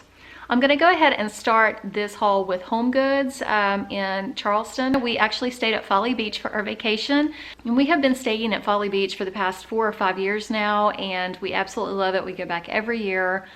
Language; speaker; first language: English; native; English